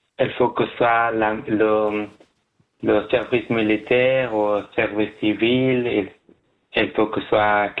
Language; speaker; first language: French; non-native, learner; Persian